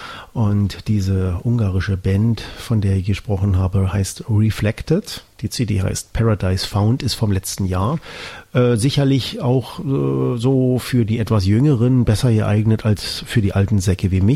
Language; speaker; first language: German; native; German